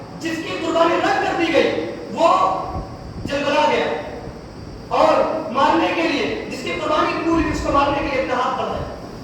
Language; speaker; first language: Urdu; native; Urdu